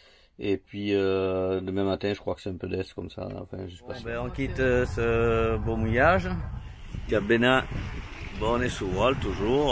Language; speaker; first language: French; native; French